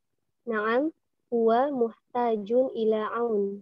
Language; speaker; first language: Arabic; non-native, learner; Indonesian